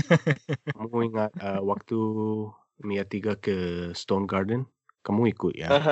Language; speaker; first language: Indonesian; non-native, learner; English